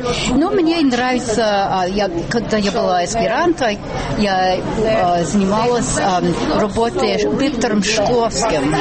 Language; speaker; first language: Russian; non-native, fluent; English